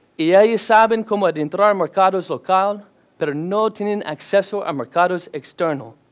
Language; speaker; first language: Spanish; non-native, learner; English